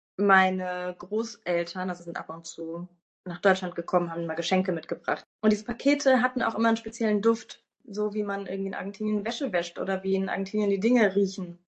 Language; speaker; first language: German; native; German